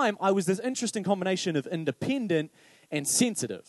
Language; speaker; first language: English; native; English